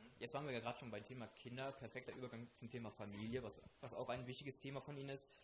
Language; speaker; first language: German; native; German